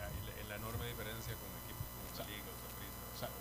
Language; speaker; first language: Spanish; native; Spanish